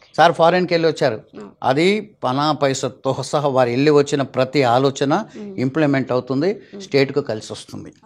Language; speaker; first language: Telugu; non-native, fluent; Malayalam